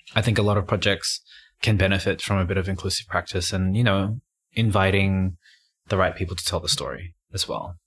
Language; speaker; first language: English; native; English